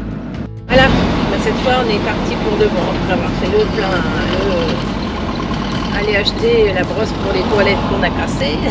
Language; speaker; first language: French; native; French